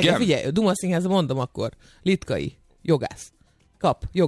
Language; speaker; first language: Hungarian; native; Hungarian